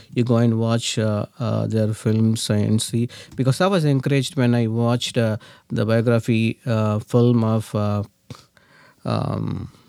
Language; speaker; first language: English; non-native, local second language; Telugu